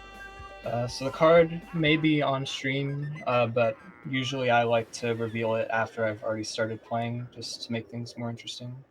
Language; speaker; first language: English; native; English